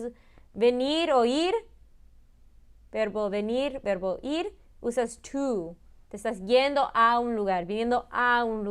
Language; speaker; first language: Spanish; early bilingual, heritage; Spanish